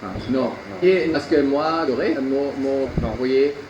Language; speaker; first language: French; non-native, learner; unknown